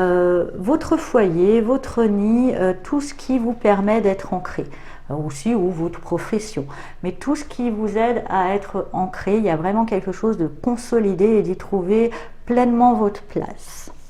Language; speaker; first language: French; native; French